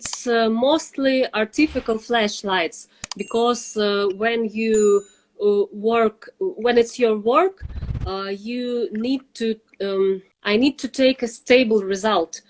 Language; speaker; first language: English; non-native, fluent; Russian